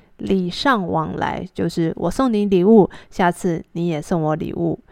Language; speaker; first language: Chinese; native; Chinese